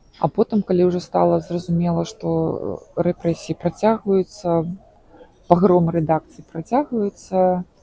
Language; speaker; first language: Belarusian; native; Belarusian